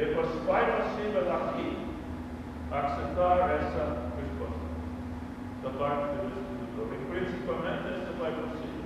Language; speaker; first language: Portuguese; non-native, learner; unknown